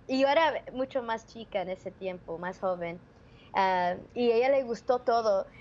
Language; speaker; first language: Spanish; early bilingual, heritage; Spanish